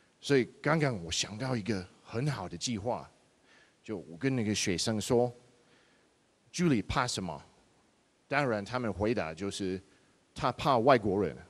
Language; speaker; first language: Chinese; non-native, fluent; English